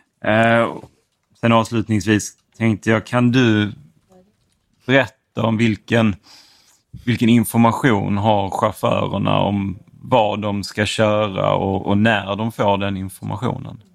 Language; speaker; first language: Swedish; native; Swedish